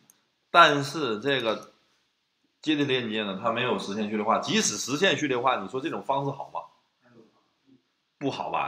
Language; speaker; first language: Chinese; native; Chinese